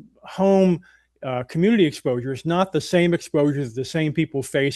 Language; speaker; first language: English; native; English